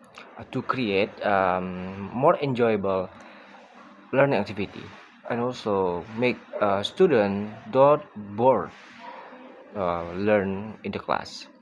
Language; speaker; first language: English; non-native, learner; Indonesian